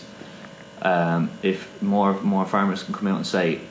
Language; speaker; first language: English; native; English